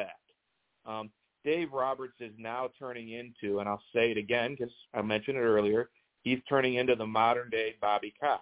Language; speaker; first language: English; native; English